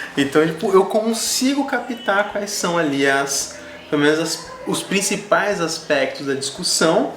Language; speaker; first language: Portuguese; native; Portuguese